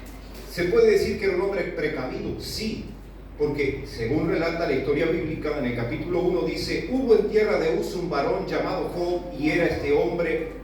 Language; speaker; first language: Spanish; native; Spanish